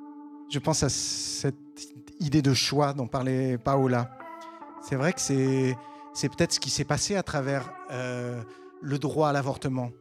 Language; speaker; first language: French; native; French